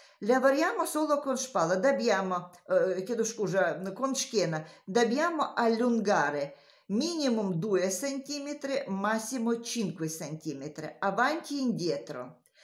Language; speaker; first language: Italian; non-native, learner; Romanian